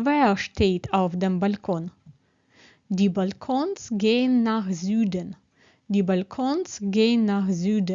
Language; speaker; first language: German; non-native, fluent; Ukrainian